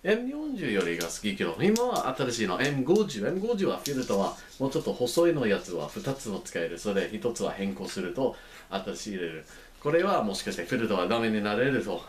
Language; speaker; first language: Japanese; non-native, learner; English